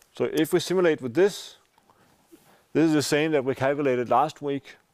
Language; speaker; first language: English; non-native, fluent; Danish